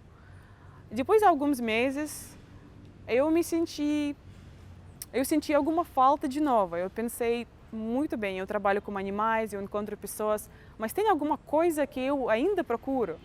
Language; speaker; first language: Portuguese; non-native, fluent; Russian